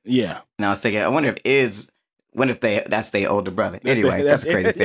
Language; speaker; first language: English; native; English